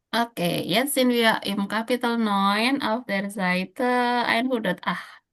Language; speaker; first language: German; non-native, fluent; Indonesian